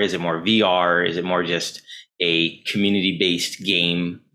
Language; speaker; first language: English; native; English